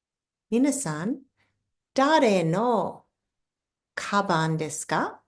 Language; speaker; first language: Japanese; non-native, fluent; English